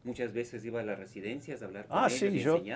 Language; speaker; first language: Spanish; native; Spanish